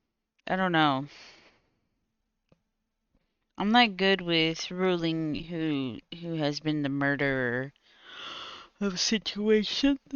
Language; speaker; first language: English; native; English